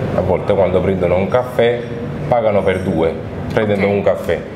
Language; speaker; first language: Italian; non-native, local second language; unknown